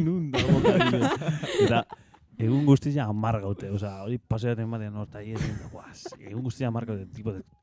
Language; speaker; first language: Basque; native; Basque